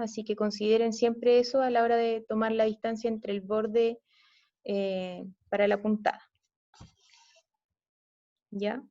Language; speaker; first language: Spanish; native; Spanish